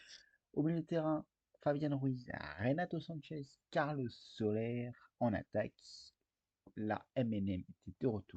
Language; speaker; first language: French; native; French